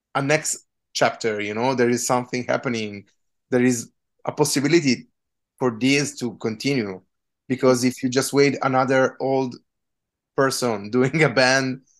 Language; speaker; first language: English; non-native, fluent; Italian